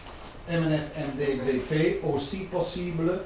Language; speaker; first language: French; non-native, learner; Dutch